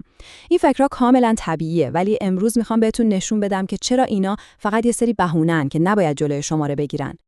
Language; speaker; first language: Persian; native; Persian